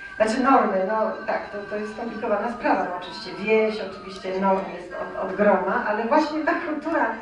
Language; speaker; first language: Polish; native; Polish